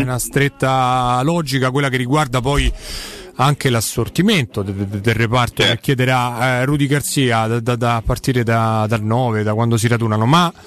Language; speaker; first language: Italian; native; Italian